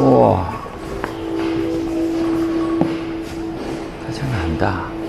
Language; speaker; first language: Chinese; non-native, fluent; English